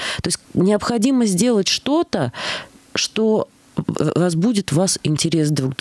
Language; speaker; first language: Russian; native; Russian